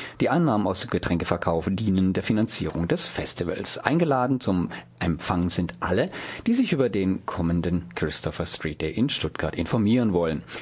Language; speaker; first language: German; native; German